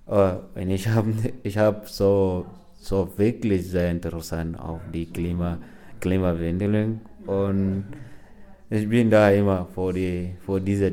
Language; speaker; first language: German; non-native, learner; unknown